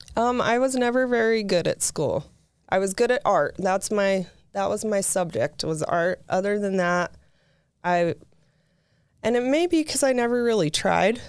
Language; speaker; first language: English; native; English